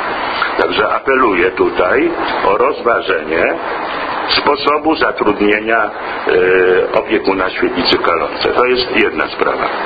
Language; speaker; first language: Polish; native; Polish